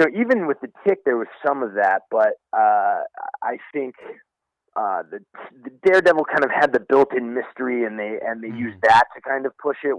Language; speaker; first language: English; native; English